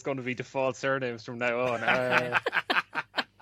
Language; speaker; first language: English; native; English